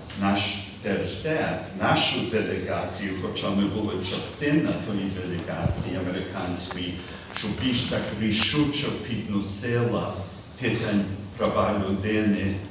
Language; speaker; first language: Ukrainian; early bilingual, heritage; Ukrainian